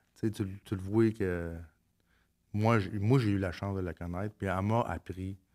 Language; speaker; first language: French; native; French